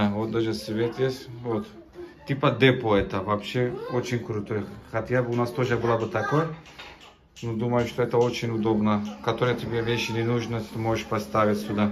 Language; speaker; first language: Russian; non-native, learner; Turkish